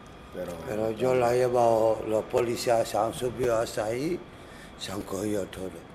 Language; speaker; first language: Spanish; non-native, learner; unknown